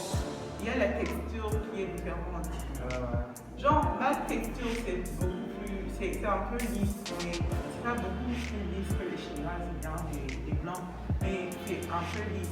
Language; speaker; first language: French; non-native, local second language; Kinyarwanda